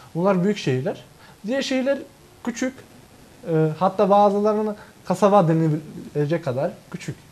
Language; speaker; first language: Turkish; non-native, fluent; Albanian